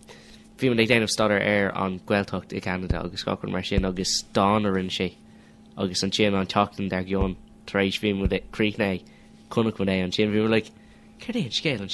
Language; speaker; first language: Irish; non-native, local second language; English